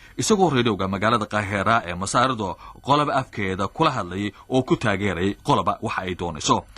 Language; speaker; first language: Somali; native; Somali